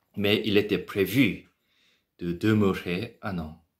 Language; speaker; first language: French; non-native, learner; Korean